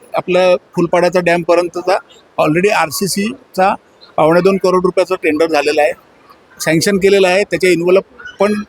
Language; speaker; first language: Marathi; native; Marathi